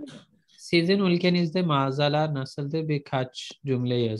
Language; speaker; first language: Turkish; non-native, fluent; Urdu